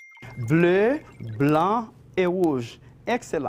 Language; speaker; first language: French; non-native, fluent; Spanish